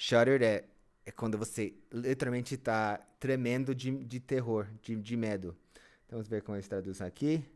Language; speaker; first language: Portuguese; non-native, fluent; English